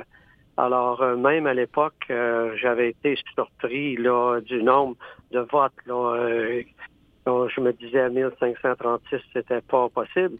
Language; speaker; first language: French; native; French